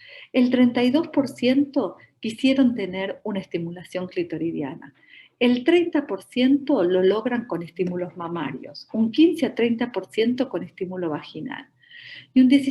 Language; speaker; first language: Spanish; native; Spanish